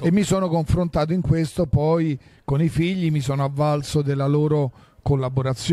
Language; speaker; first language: Italian; native; Italian